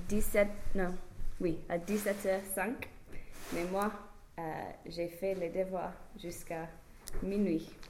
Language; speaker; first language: French; non-native, learner; English